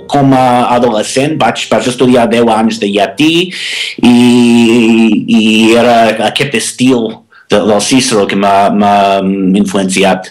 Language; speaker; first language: Catalan; non-native, fluent; English